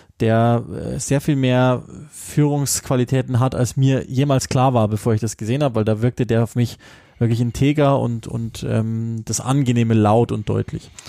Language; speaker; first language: German; native; German